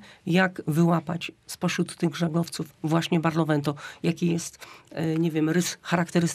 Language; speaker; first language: Polish; native; Polish